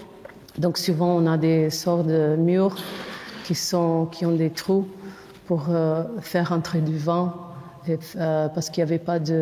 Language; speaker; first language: French; non-native, fluent; Portuguese